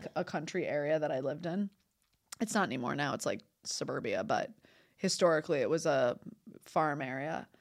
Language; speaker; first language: English; native; English